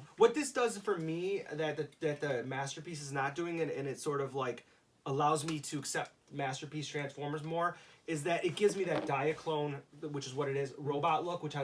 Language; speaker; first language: English; native; English